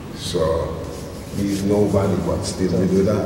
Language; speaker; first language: English; native; English